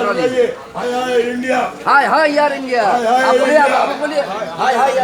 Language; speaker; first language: Hindi; non-native, local second language; Bangla